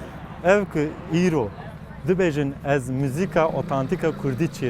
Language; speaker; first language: Kurdish; non-native, local second language; Zaza